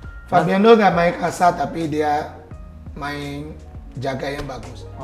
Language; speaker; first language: Indonesian; non-native, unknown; English